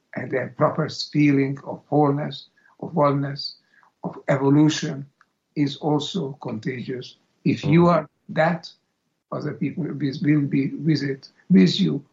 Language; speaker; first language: English; non-native, fluent; Hungarian